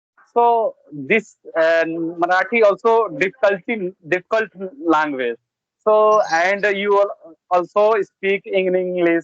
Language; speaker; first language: English; non-native, learner; Bhojpuri